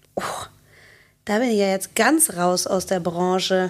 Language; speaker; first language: German; native; German